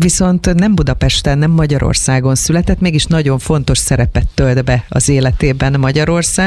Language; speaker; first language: Hungarian; native; Hungarian